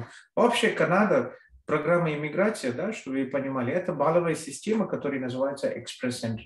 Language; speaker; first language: Russian; non-native, fluent; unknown